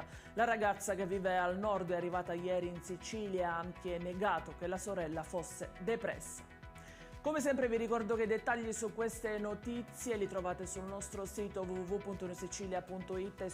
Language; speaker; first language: Italian; native; Italian